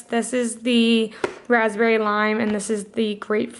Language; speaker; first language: English; native; English